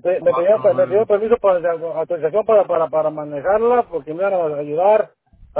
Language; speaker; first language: Spanish; native; Spanish